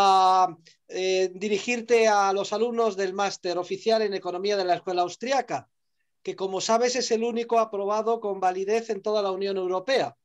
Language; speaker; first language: Spanish; native; Spanish